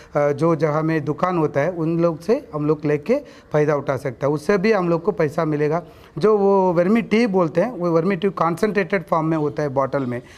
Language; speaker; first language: Hindi; non-native, local second language; Kannada